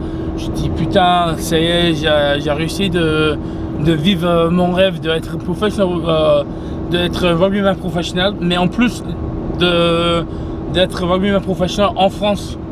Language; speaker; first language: French; non-native, fluent; English